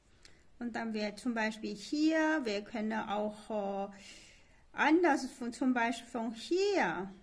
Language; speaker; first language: German; non-native, learner; Chinese